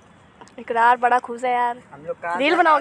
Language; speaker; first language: Hindi; native; Hindi